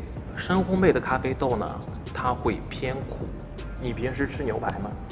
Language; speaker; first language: Chinese; native; Chinese